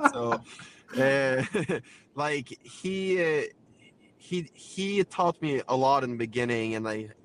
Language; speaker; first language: English; non-native, fluent; Swedish